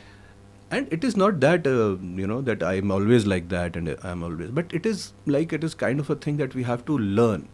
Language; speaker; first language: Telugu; non-native, fluent; Hindi